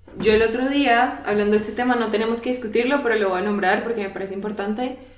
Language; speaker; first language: Spanish; native; Spanish